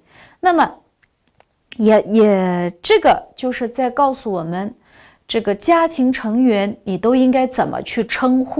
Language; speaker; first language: Chinese; non-native, local second language; Uyghur